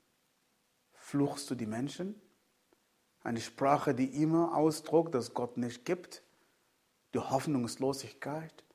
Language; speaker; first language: German; non-native, fluent; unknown